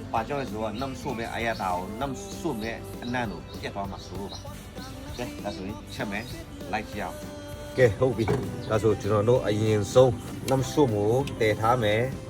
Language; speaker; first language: Burmese; non-native, local second language; Shan